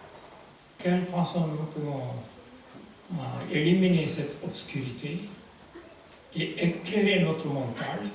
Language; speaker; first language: French; non-native, fluent; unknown